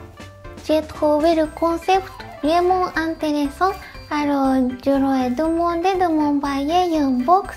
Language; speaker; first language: French; non-native, fluent; Japanese